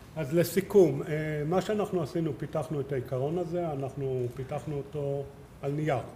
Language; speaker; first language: Hebrew; native; Hebrew